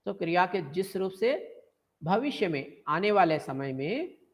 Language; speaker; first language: Hindi; non-native, local second language; Telugu